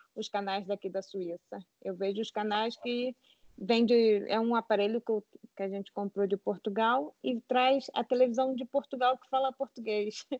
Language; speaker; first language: Portuguese; native; Portuguese